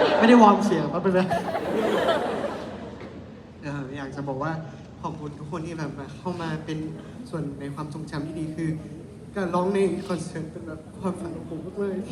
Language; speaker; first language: Thai; native; Thai